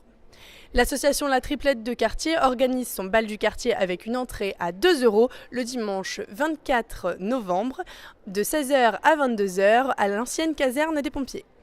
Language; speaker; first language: French; native; French